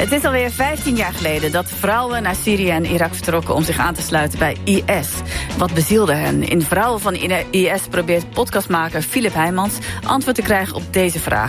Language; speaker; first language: Dutch; native; Dutch